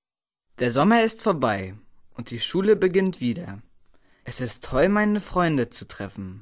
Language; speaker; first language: German; non-native, learner; Norwegian